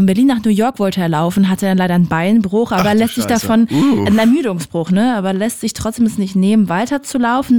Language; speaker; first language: German; native; German